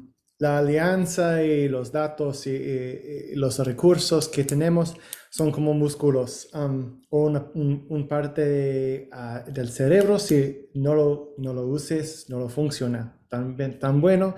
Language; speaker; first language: Spanish; non-native, learner; English